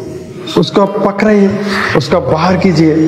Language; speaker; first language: Hindi; non-native, fluent; Bangla